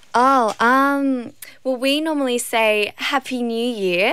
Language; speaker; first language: English; early bilingual, other home language; Korean